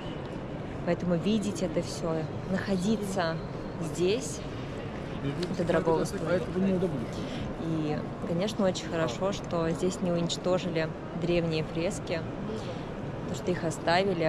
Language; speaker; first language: Russian; native; Russian